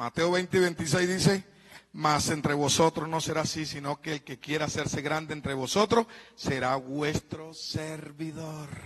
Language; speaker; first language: Spanish; native; Spanish